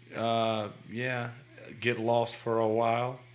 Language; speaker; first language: English; native; English